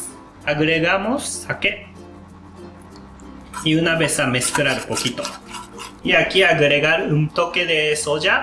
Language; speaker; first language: Spanish; non-native, learner; Japanese